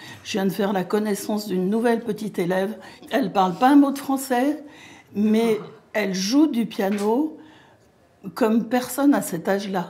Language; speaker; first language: French; native; French